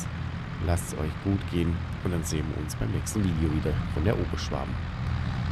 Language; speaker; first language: German; native; German